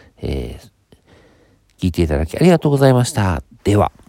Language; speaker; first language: Japanese; native; Japanese